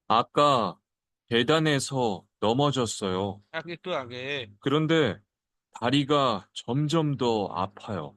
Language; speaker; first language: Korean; non-native, fluent; Bangla